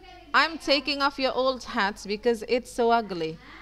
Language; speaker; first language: English; non-native, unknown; Indonesian